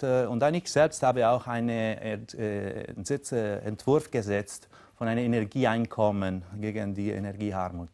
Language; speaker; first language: German; non-native, local second language; Italian